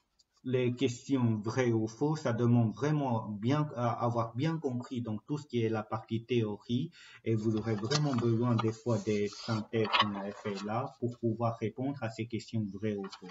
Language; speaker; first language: French; non-native, fluent; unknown